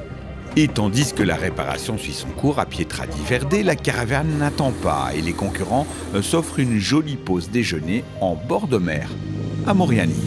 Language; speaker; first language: French; native; French